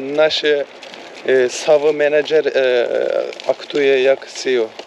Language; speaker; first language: Polish; non-native, learner; Turkish